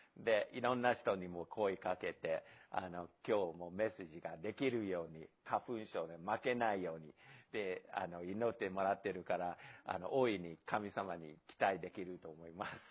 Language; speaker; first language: Japanese; non-native, fluent; English